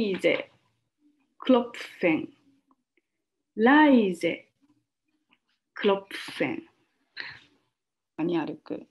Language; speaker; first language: German; non-native, learner; Japanese